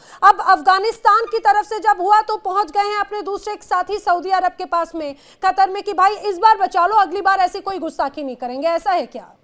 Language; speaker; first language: Hindi; native; Hindi